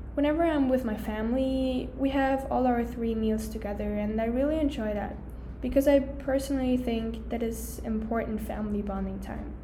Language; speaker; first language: English; early bilingual, other home language; German